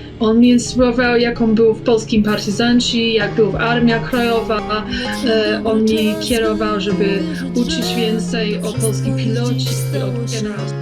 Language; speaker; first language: Polish; early bilingual, heritage; English